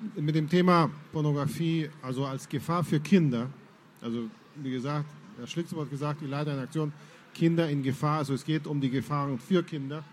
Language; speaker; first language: German; non-native, fluent; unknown